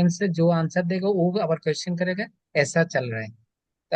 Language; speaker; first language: Hindi; non-native, learner; Bangla